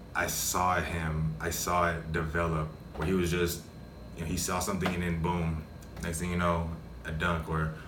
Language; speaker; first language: English; native; English